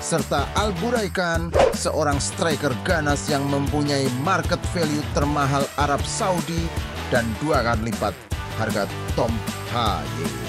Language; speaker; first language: Indonesian; native; Indonesian